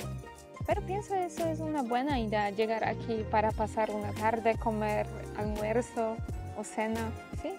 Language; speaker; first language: Spanish; non-native, fluent; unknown